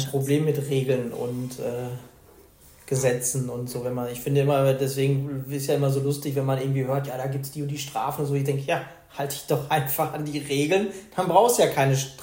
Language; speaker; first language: German; native; German